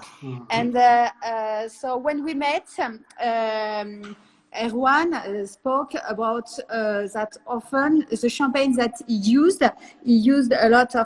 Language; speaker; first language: English; non-native, learner; French